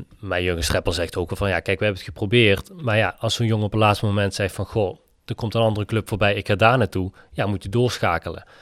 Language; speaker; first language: Dutch; native; Dutch